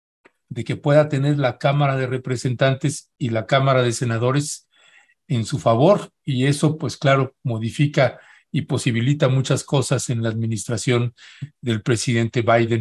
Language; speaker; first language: Spanish; native; Spanish